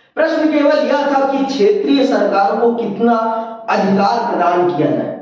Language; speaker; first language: Hindi; native; Hindi